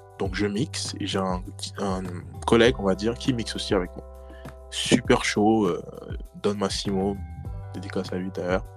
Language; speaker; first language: French; native; French